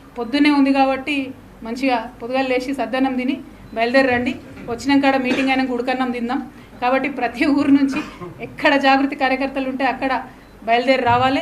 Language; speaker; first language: Telugu; native; Telugu